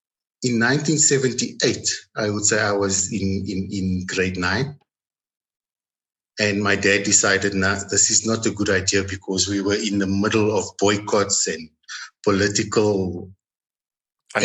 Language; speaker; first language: English; non-native, local second language; Afrikaans